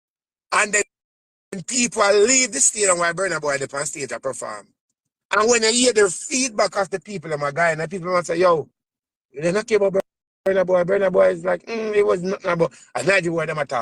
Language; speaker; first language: English; native; English